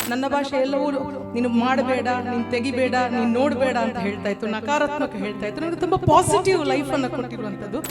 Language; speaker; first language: Kannada; non-native, local second language; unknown